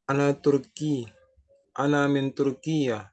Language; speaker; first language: Arabic; non-native, learner; Indonesian